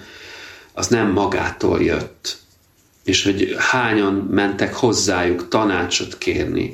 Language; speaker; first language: Hungarian; native; Hungarian